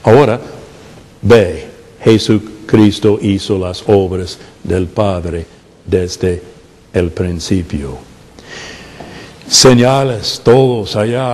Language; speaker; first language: Spanish; non-native, fluent; English